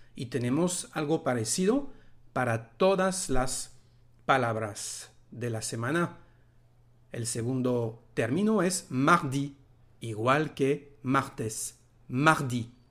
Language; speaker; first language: Spanish; non-native, fluent; French